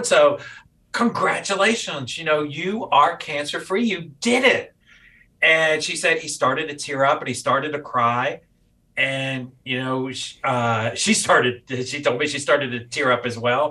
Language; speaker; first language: English; native; English